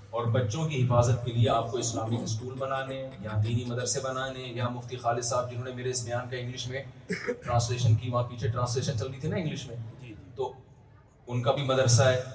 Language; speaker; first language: Urdu; native; Urdu